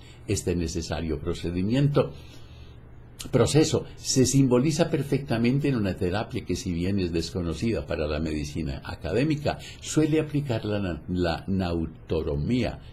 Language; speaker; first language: Spanish; native; Spanish